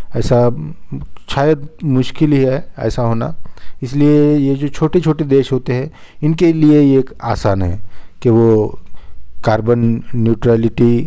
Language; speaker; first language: Hindi; non-native, local second language; Marathi